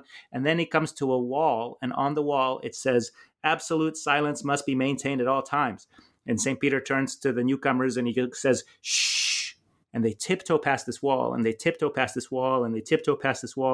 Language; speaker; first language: English; native; English